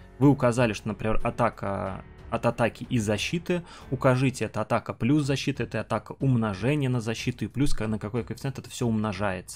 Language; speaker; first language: Russian; native; Russian